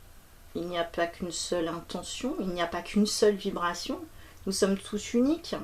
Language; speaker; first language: French; native; French